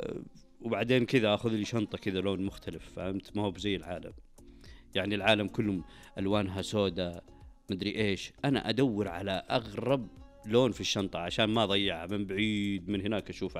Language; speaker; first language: Arabic; native; Arabic